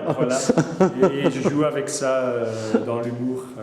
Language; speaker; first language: French; non-native, local second language; Dutch